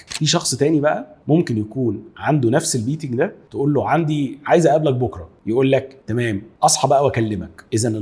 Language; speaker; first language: Arabic; native; Arabic